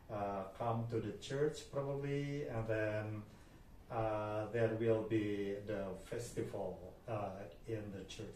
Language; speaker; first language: English; non-native, fluent; Indonesian